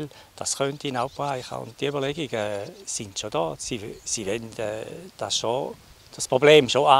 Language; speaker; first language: German; native; German